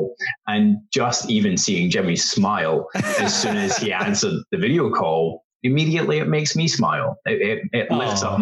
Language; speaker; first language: English; native; English